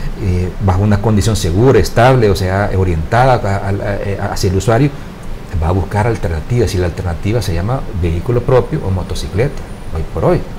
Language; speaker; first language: Spanish; native; Spanish